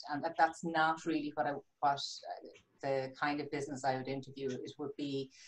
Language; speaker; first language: English; native; English